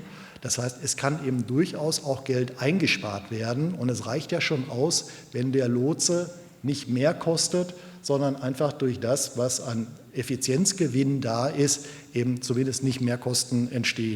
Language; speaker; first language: German; native; German